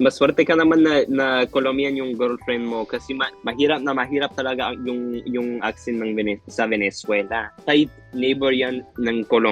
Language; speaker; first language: Filipino; non-native, fluent; Spanish